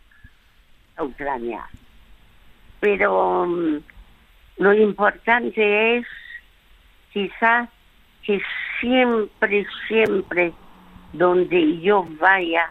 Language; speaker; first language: Spanish; early bilingual, other home language; French